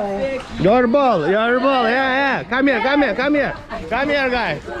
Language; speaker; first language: English; non-native, learner; Azerbaijani